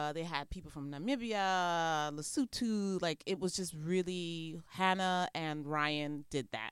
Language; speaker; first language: English; non-native, local second language; Xhosa